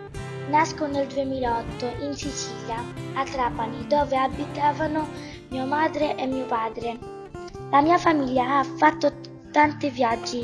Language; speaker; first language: Italian; early bilingual, other home language; Bangla